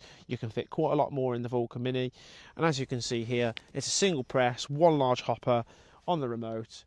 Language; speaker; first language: English; native; English